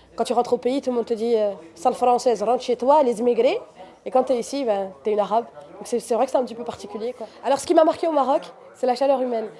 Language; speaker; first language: French; native; French